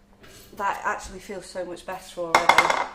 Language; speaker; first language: English; native; English